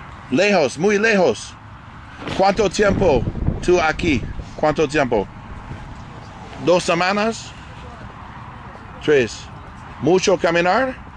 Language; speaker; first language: Spanish; non-native, learner; English